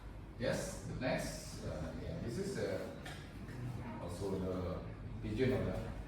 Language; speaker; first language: English; non-native, fluent; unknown